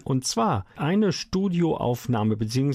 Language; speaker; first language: German; native; German